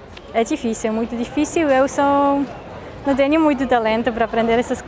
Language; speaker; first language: Portuguese; non-native, fluent; Swiss German